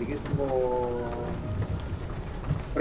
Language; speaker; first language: Italian; native; Italian